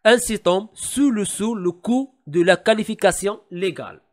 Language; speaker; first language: French; non-native, local second language; Arabic